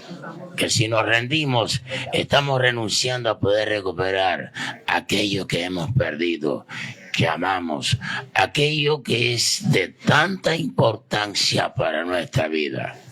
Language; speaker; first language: Spanish; native; Spanish